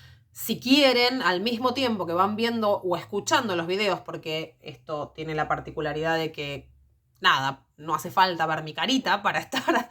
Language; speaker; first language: Spanish; native; Spanish